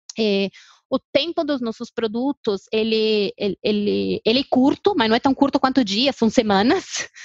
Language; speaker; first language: Portuguese; non-native, fluent; Spanish